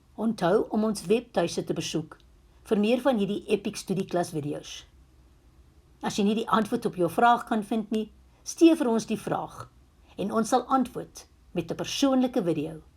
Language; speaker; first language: Afrikaans; non-native, local second language; English